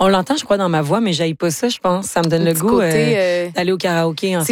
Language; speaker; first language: French; native; French